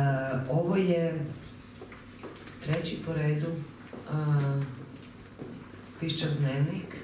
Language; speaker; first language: Croatian; native; Croatian